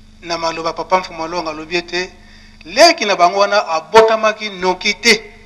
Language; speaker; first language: Lingala; non-native, local second language; Kongo